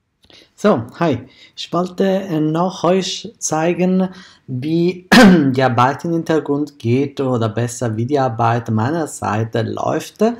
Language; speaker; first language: German; non-native, fluent; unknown